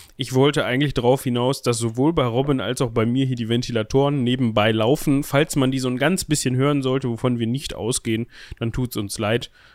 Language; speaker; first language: German; native; German